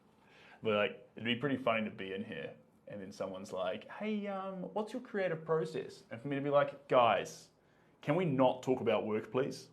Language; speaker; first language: English; native; English